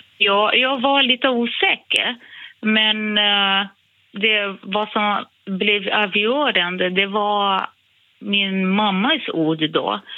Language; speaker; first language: Swedish; non-native, fluent; Portuguese